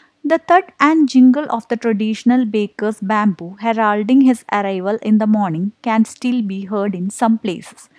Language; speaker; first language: English; non-native, local second language; Malayalam